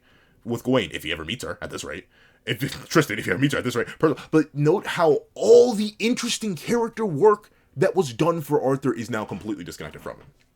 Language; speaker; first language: English; native; English